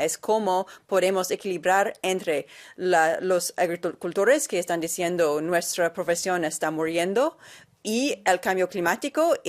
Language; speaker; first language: Spanish; non-native, fluent; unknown